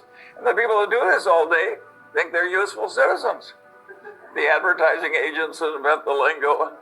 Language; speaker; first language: English; native; English